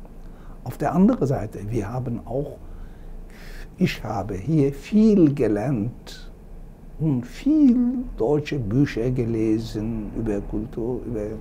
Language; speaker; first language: German; non-native, fluent; Turkish